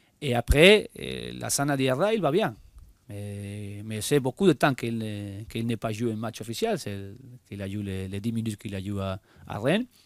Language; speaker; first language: French; non-native, learner; Spanish